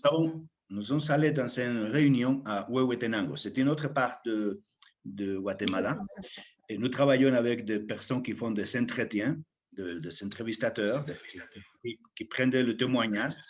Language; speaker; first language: French; non-native, fluent; Spanish